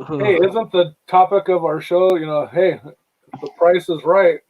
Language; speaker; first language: English; native; English